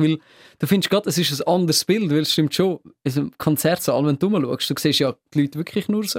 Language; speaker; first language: German; native; German